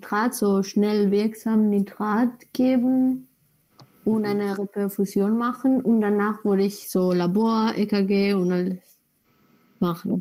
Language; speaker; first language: German; non-native, learner; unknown